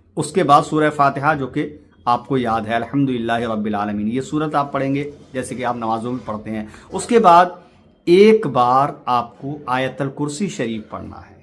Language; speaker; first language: Urdu; native; Urdu